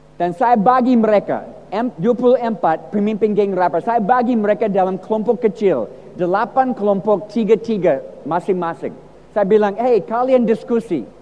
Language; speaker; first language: Indonesian; non-native, fluent; English